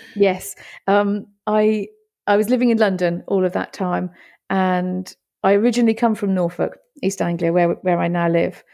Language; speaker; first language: English; native; English